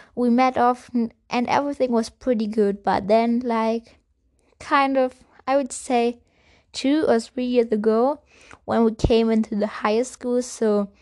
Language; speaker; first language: English; non-native, fluent; German